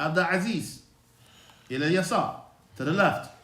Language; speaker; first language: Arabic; non-native, fluent; English